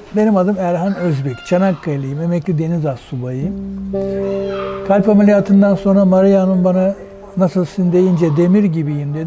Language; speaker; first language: Turkish; native; Turkish